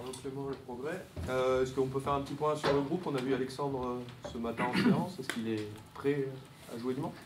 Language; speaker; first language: French; native; French